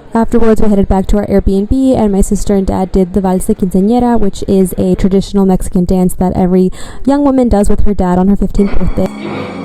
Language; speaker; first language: English; native; English